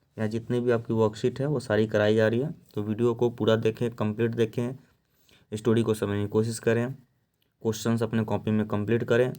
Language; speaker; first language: Hindi; native; Hindi